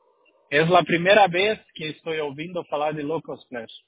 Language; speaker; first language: Spanish; non-native, learner; Portuguese